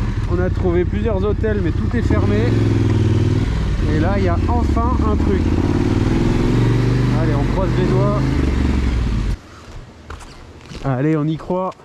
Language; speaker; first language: French; native; French